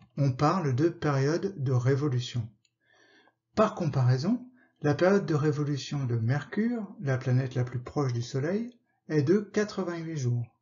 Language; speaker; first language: French; native; French